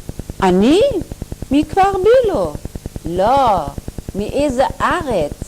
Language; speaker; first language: Hebrew; non-native, fluent; German